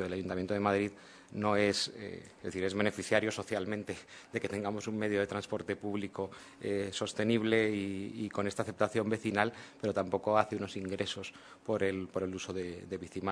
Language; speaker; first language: Spanish; native; Spanish